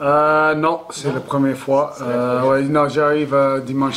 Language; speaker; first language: French; non-native, learner; English